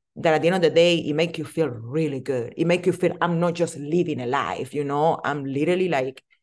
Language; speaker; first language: English; non-native, fluent; Spanish